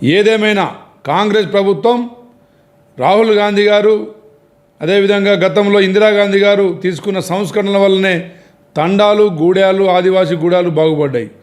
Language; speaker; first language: Telugu; non-native, local second language; Lambadi